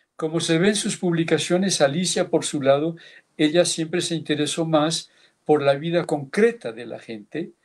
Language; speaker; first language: Spanish; early bilingual, heritage; Basque